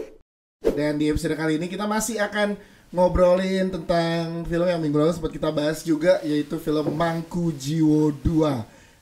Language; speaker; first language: Indonesian; native; Indonesian